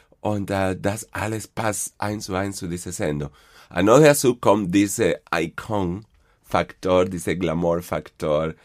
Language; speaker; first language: German; non-native, fluent; Spanish